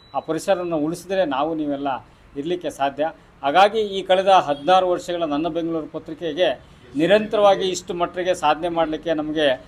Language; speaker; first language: Kannada; native; Kannada